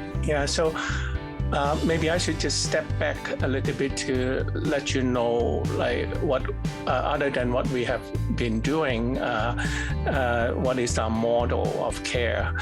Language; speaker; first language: English; non-native, fluent; Cantonese